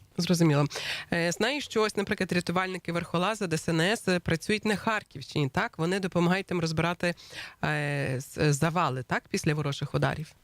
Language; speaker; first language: Ukrainian; native; Ukrainian